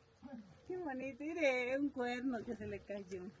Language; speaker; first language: Spanish; native; Spanish